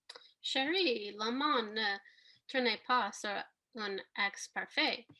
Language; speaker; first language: French; non-native, learner; English